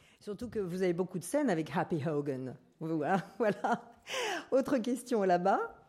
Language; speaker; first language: French; native; French